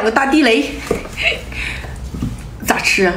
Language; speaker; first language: Chinese; native; Chinese